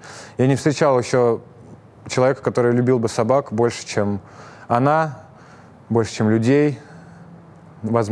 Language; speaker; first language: Russian; native; Russian